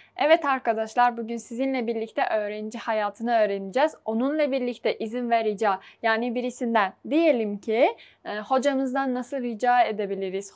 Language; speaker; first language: Turkish; non-native, fluent; Uzbek